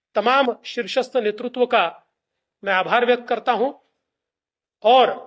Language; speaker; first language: Hindi; non-native, local second language; Marathi